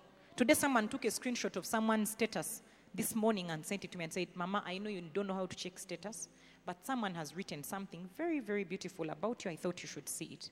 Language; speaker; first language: English; non-native, local second language; Nyankole